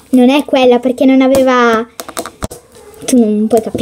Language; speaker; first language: Italian; native; Italian